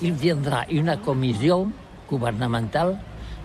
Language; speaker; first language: French; non-native, learner; Catalan